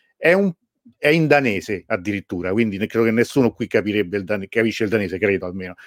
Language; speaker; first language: Italian; early bilingual, other home language; Persian